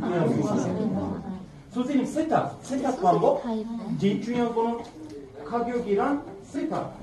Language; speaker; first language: Korean; non-native, learner; Turkish